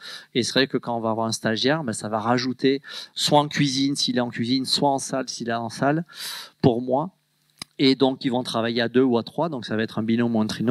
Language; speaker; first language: French; native; French